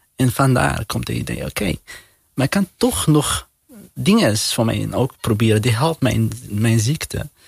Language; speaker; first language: Dutch; non-native, learner; Arabic